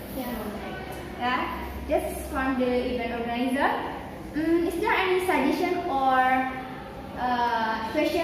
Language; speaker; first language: English; non-native, learner; Indonesian